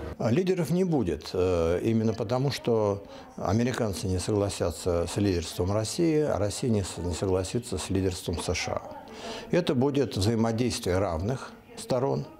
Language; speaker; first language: Russian; native; Russian